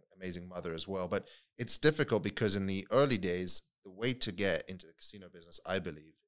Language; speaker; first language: English; native; English